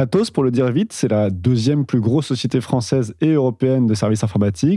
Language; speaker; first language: French; native; French